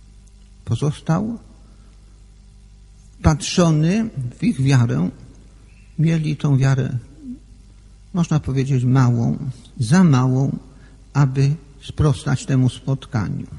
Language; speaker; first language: Polish; native; Polish